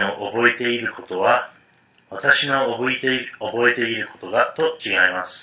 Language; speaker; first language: Japanese; non-native, fluent; English